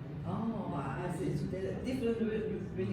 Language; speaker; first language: English; non-native, learner; Chinese